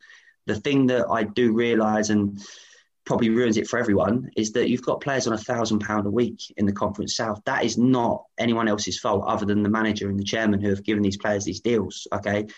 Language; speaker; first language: English; native; English